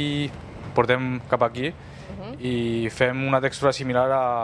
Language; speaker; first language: Catalan; non-native, fluent; Chinese